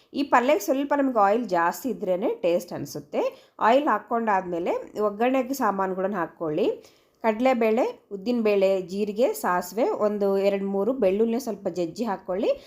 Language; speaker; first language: Kannada; native; Kannada